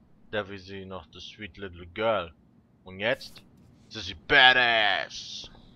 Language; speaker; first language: German; native; German